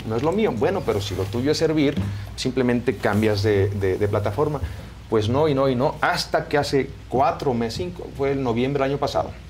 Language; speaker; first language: Spanish; native; Spanish